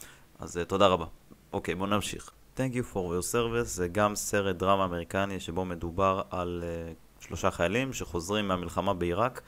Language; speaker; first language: Hebrew; native; Hebrew